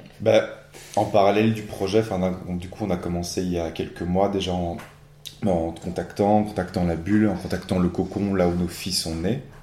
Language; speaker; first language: French; native; French